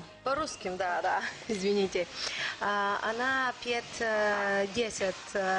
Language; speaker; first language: Russian; non-native, learner; Bulgarian